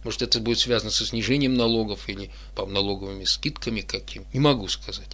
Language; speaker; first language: Russian; native; Russian